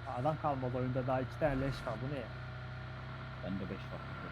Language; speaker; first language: Turkish; native; Turkish